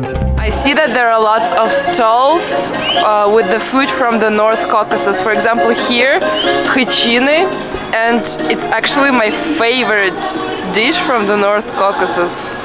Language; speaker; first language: English; non-native, fluent; Russian